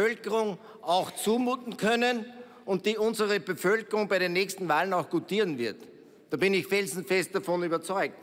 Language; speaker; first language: German; native; German